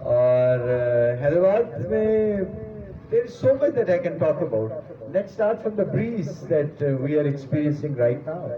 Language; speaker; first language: English; non-native, local second language; Urdu